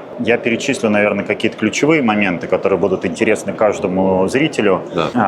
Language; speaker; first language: Russian; native; Russian